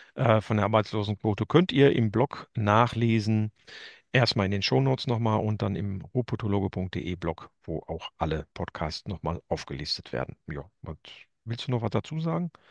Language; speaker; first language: German; native; German